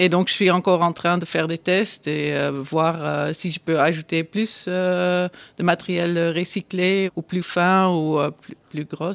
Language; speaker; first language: French; non-native, learner; Dutch